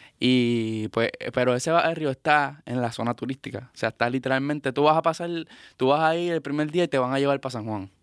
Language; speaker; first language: Spanish; native; Spanish